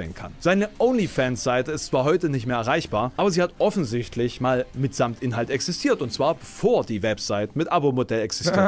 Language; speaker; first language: German; native; German